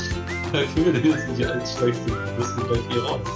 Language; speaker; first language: German; native; German